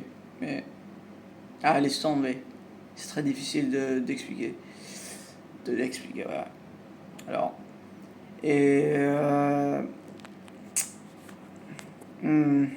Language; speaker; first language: French; non-native, learner; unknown